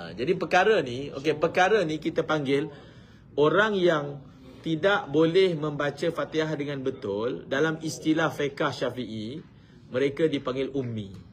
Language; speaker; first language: Malay; native; Malay